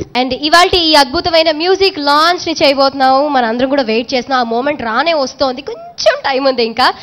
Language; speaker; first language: Telugu; native; Telugu